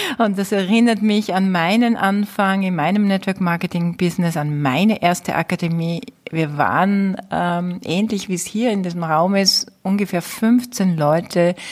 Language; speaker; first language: German; native; German